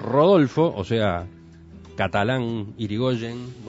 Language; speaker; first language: Spanish; native; Spanish